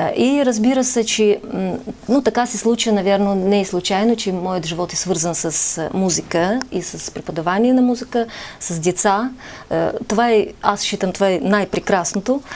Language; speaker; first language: Bulgarian; early bilingual, heritage; Bulgarian